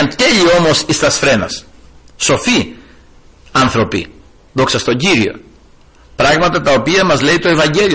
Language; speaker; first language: Greek; native; Greek